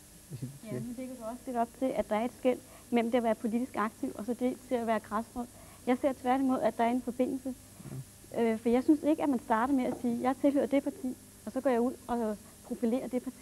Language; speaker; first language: Danish; native; Danish